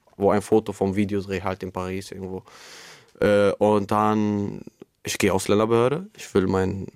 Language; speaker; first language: German; non-native, fluent; Albanian